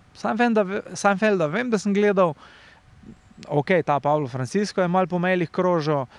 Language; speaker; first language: Slovenian; native; Slovenian